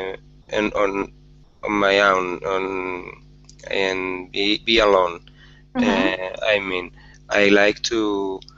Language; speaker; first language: English; non-native, learner; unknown